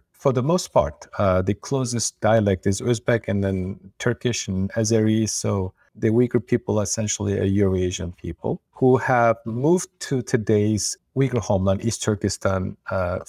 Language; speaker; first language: English; non-native, fluent; Uyghur